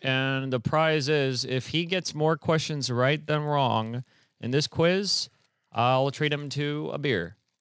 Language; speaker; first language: English; early bilingual, other home language; Spanish